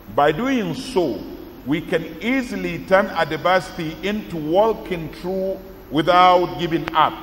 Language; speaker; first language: English; non-native, local second language; Hausa